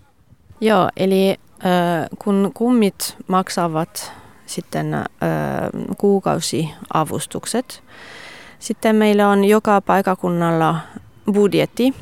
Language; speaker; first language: Finnish; non-native, fluent; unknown